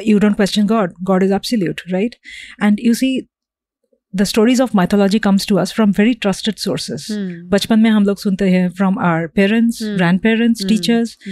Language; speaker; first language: English; non-native, local second language; Bangla